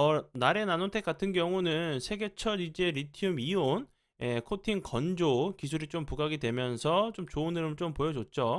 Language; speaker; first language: Korean; native; Korean